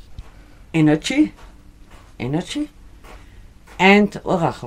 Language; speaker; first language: English; non-native, learner; German